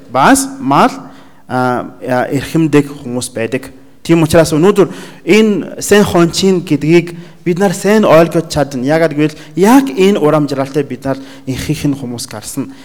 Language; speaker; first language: Mongolian; non-native, learner; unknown